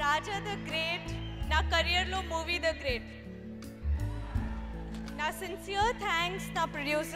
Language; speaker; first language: Telugu; non-native, learner; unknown